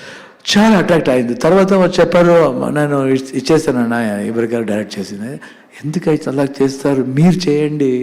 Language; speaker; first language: Telugu; non-native, learner; Kannada